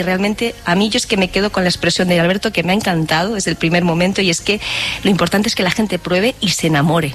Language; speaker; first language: Spanish; native; Spanish